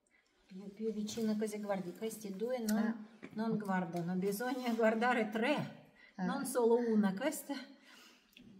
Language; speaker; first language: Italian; non-native, learner; Russian